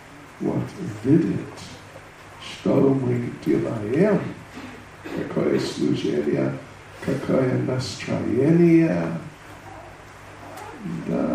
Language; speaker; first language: Russian; non-native, learner; English